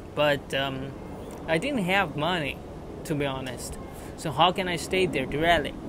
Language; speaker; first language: English; non-native, fluent; Chinese